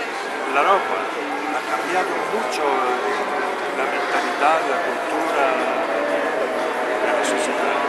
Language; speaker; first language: Spanish; non-native, learner; Italian